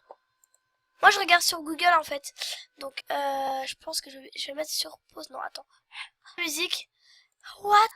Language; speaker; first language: French; native; French